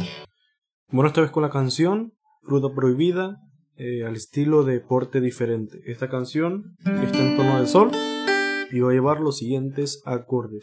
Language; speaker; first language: Spanish; native; Spanish